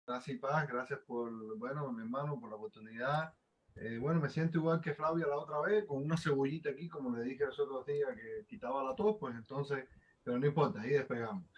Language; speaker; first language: Spanish; native; Spanish